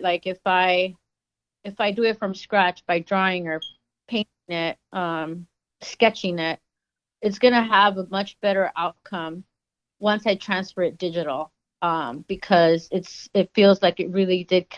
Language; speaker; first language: English; native; English